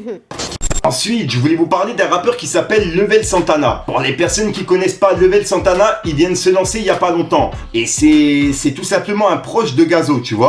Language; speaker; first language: French; native; French